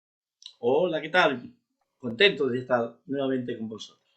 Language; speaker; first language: Spanish; native; Spanish